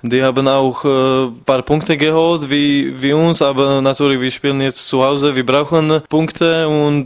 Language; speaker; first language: German; non-native, fluent; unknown